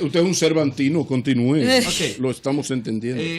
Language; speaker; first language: Spanish; native; Spanish